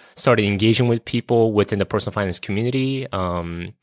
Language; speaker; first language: English; early bilingual, other home language; Korean